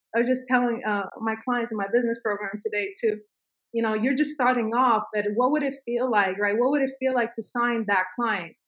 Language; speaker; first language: English; early bilingual, other home language; Swedish